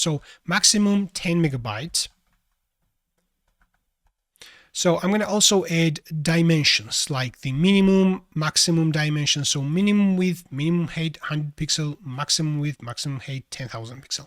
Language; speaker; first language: English; non-native, fluent; Georgian